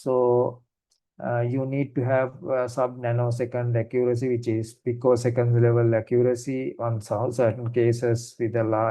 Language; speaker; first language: English; non-native, fluent; Sinhala